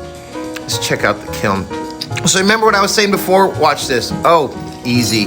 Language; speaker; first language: English; native; English